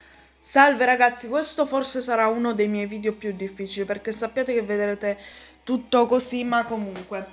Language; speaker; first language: Italian; native; Italian